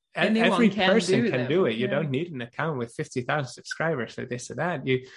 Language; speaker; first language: English; non-native, fluent; Dutch